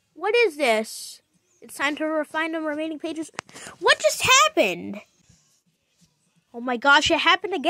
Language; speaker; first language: English; native; English